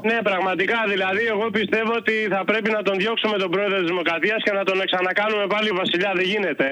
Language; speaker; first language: Greek; early bilingual, other home language; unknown